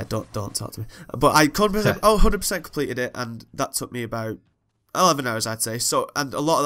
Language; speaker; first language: English; native; English